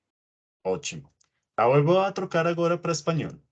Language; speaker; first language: Portuguese; non-native, learner; Spanish